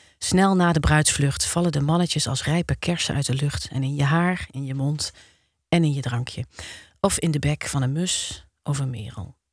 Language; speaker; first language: Dutch; native; Dutch